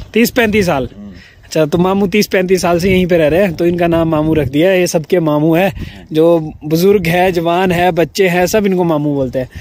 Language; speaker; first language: Hindi; native; Hindi